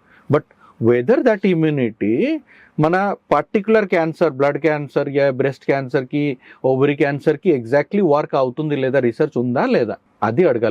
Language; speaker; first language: Telugu; non-native, learner; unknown